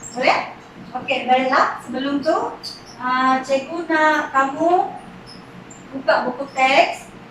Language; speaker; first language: Malay; native; Malay